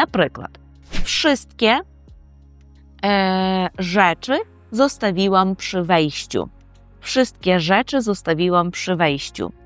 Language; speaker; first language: Polish; non-native, fluent; Ukrainian